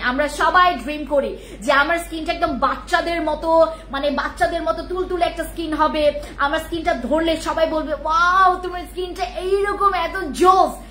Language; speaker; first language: Bangla; non-native, local second language; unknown